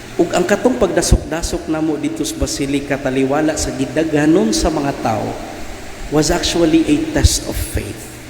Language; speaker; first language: Cebuano; native; Cebuano